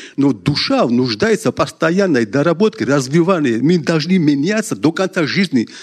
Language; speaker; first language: Russian; non-native, local second language; Georgian